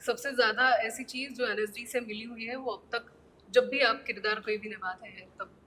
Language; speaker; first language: Hindi; non-native, local second language; Marathi